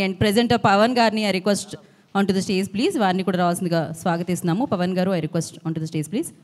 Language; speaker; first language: Telugu; native; Telugu